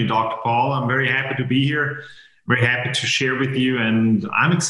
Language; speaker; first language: English; non-native, fluent; German